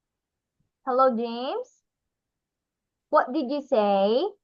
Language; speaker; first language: English; non-native, local second language; Filipino